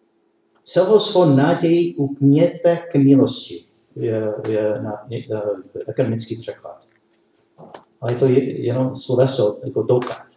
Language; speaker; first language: Czech; non-native, learner; English